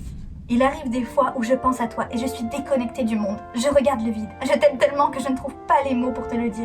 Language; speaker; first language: French; native; French